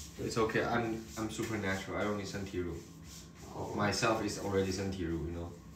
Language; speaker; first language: English; non-native, learner; Chinese